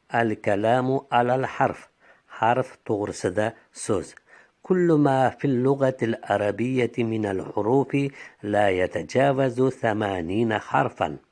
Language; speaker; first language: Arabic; non-native, fluent; Uzbek